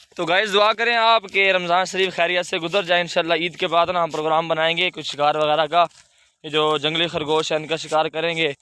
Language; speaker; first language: Urdu; non-native, local second language; Saraiki